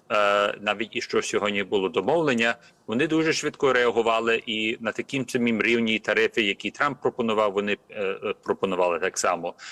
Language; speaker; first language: Ukrainian; early bilingual, heritage; Ukrainian